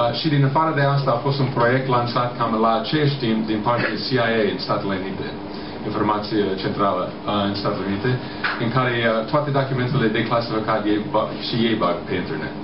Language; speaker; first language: Romanian; non-native, fluent; English